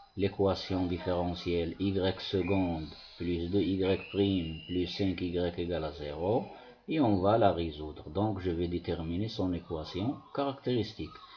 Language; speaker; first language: French; non-native, local second language; Arabic